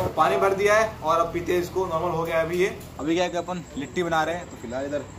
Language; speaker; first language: Hindi; native; Hindi